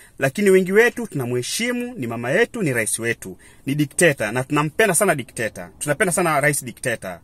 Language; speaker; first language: Swahili; native; Swahili